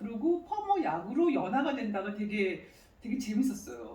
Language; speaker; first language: Korean; native; Korean